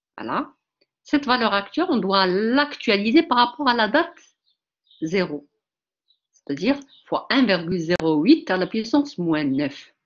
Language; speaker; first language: French; non-native, local second language; Arabic